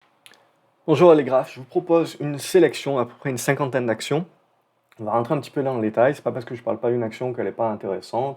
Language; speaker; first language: French; native; French